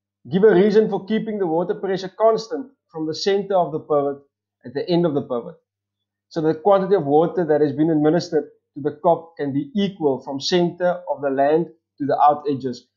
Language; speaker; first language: English; non-native, local second language; Afrikaans